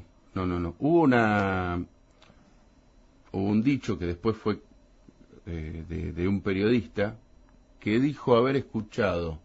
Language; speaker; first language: Spanish; native; Spanish